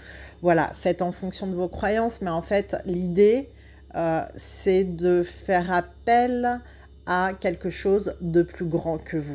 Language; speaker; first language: French; native; French